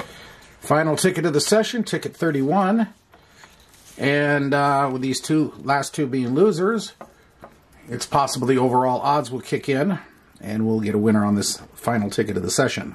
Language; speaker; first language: English; native; English